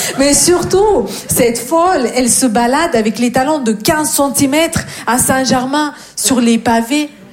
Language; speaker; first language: French; non-native, fluent; Russian